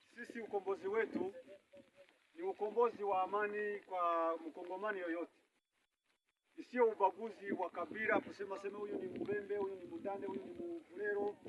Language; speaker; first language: Swahili; non-native, local second language; Kinyarwanda